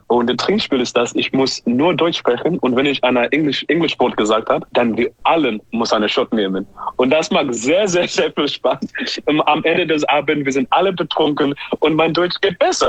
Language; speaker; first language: German; non-native, learner; English